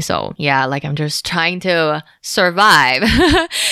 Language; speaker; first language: English; non-native, fluent; Chinese